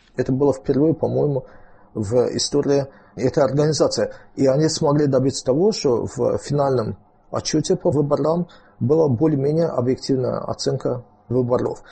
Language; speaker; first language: Russian; non-native, local second language; Azerbaijani